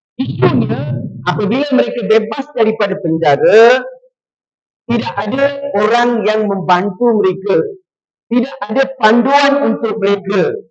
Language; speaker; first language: Malay; non-native, local second language; Tamil